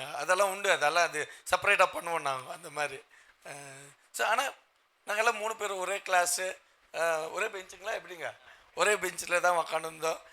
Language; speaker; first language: Tamil; non-native, local second language; Telugu